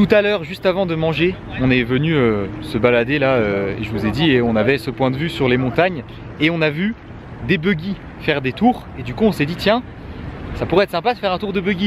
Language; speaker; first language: French; native; French